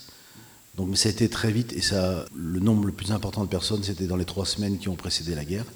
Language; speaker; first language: French; native; French